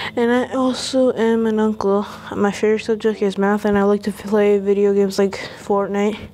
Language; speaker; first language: English; native; English